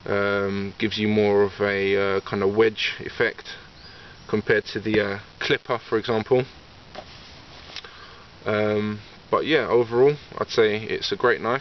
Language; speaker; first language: English; native; English